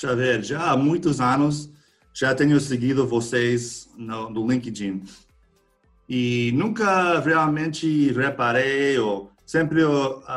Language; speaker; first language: Portuguese; non-native, fluent; English